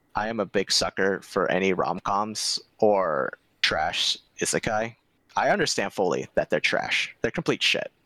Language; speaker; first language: English; early bilingual, other home language; Korean